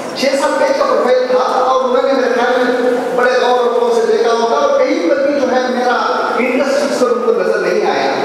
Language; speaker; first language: Hindi; non-native, local second language; Urdu